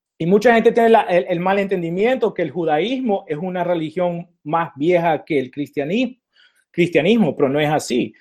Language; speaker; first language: Spanish; early bilingual, heritage; Spanish